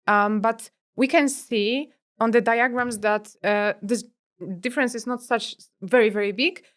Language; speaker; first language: English; non-native, fluent; Polish